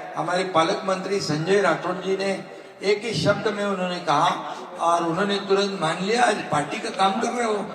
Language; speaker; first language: Hindi; non-native, local second language; Marathi